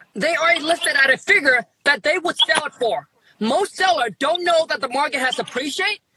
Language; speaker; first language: English; early bilingual, other home language; Vietnamese